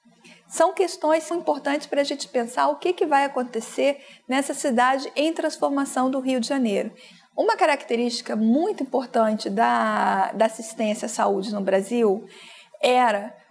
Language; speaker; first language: Portuguese; native; Portuguese